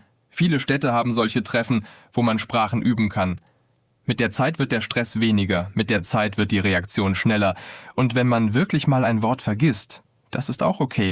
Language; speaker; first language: German; non-native, fluent; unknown